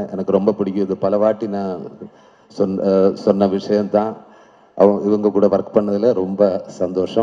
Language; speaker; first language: Tamil; non-native, learner; Malayalam